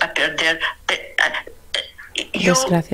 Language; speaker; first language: Spanish; non-native, fluent; Arabic